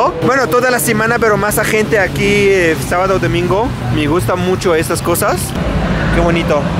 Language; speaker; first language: Spanish; non-native, learner; Arabic